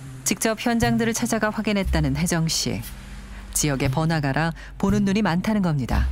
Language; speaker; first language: Korean; native; Korean